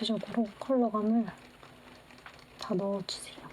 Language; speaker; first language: Korean; native; Korean